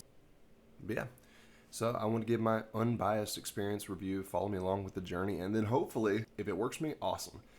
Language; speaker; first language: English; native; English